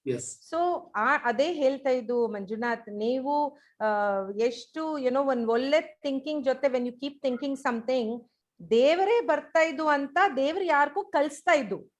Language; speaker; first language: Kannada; non-native, fluent; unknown